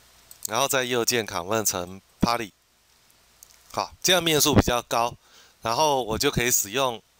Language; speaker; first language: Chinese; native; Chinese